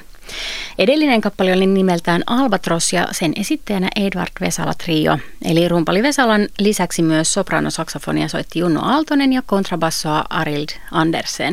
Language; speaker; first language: Finnish; native; Finnish